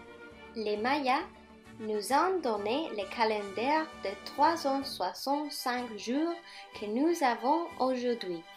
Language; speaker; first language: French; non-native, learner; Spanish